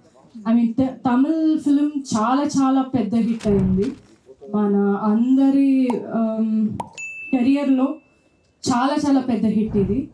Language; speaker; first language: Telugu; non-native, fluent; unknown